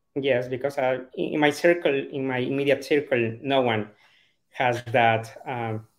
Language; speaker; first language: English; non-native, fluent; Spanish